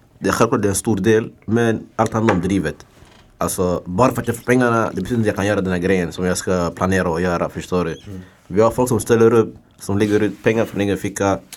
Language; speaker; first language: Swedish; early bilingual, other home language; Somali